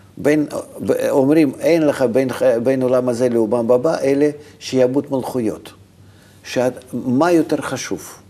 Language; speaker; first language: Hebrew; non-native, fluent; Russian